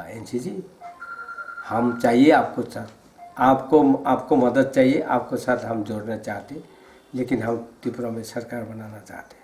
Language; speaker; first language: Hindi; non-native, local second language; Bangla